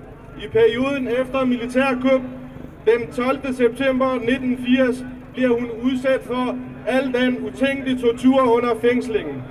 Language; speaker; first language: Danish; non-native, fluent; Kurdish